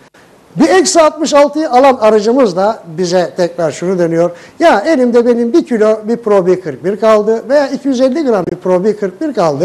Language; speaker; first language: Turkish; native; Turkish